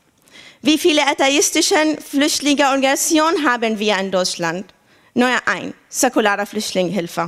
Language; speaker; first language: German; non-native, learner; Arabic